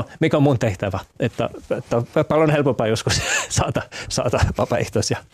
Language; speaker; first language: Finnish; non-native, fluent; German